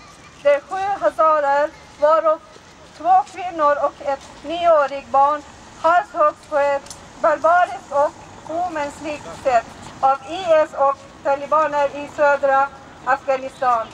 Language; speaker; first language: Swedish; non-native, fluent; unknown